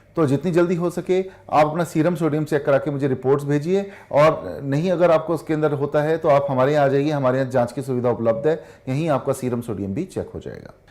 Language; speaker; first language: Hindi; native; Hindi